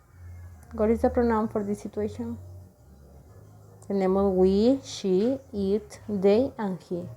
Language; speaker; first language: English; non-native, fluent; Spanish